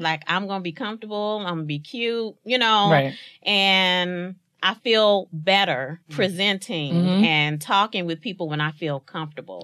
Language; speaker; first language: English; native; English